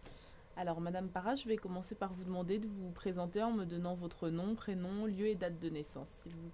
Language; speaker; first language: French; native; French